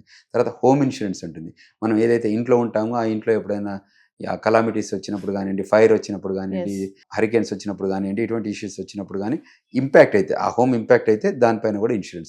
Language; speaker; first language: Telugu; native; Telugu